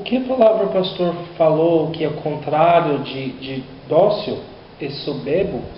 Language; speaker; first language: Portuguese; non-native, learner; English